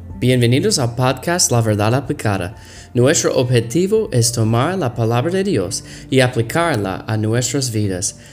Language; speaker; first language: Spanish; non-native, fluent; English